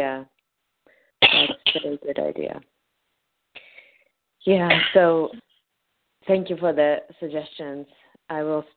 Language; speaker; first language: English; non-native, fluent; Japanese